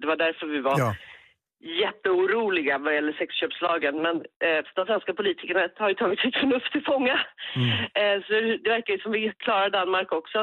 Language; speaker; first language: Swedish; native; Swedish